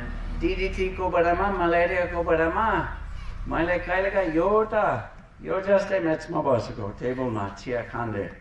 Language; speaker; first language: Nepali; non-native, fluent; English